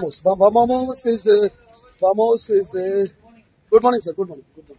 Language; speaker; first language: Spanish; non-native, learner; Hindi